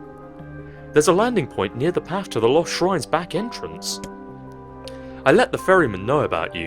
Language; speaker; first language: English; native; English